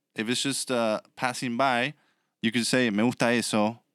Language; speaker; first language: English; early bilingual, other home language; Spanish